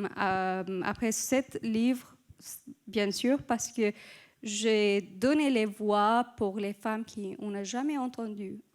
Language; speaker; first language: French; non-native, fluent; Persian